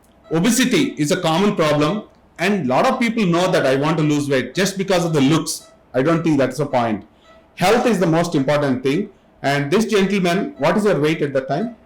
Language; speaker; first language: English; non-native, local second language; Telugu